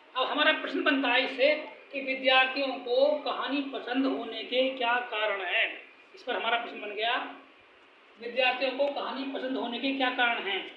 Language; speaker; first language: Hindi; native; Hindi